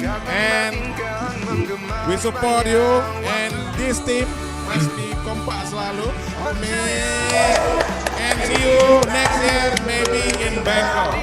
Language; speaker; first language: English; non-native, learner; Indonesian